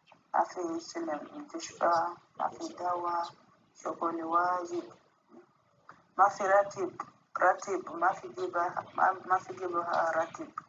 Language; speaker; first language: Arabic; non-native, learner; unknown